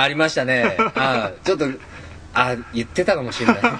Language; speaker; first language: Japanese; native; Japanese